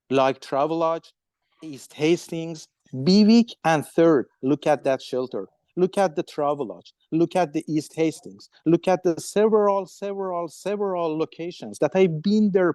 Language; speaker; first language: English; non-native, fluent; Persian